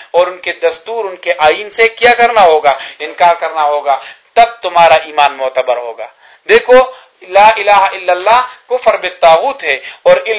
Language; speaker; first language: Urdu; non-native, local second language; Pashto